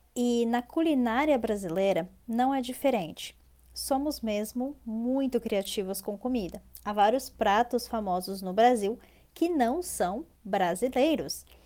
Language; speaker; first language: Portuguese; native; Portuguese